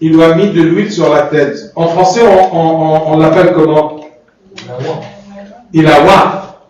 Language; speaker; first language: French; non-native, fluent; Arabic